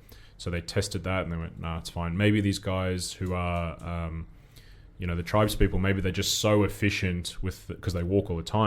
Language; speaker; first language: English; native; English